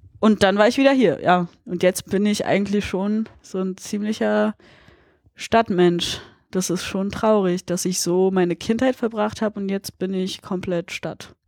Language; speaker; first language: German; early bilingual, other home language; Polish